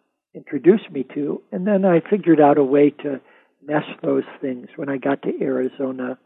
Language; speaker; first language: English; native; English